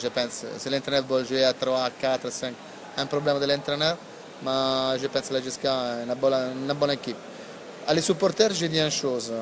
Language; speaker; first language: French; non-native, learner; Italian